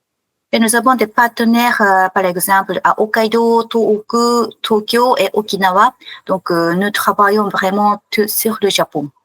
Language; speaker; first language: French; non-native, fluent; Japanese